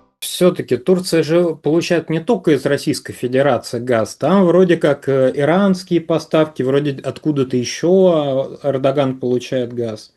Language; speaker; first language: Russian; native; Russian